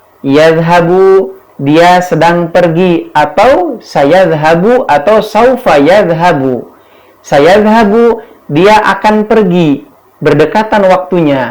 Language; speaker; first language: Indonesian; native; Indonesian